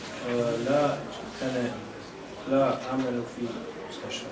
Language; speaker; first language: Arabic; non-native, learner; Bosnian